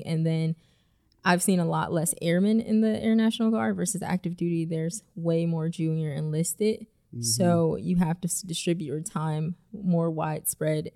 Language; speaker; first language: English; native; English